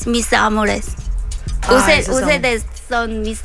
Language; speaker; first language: Spanish; non-native, learner; Korean